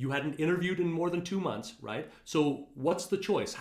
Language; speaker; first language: English; native; English